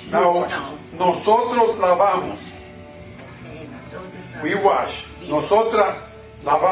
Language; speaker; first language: Spanish; non-native, fluent; English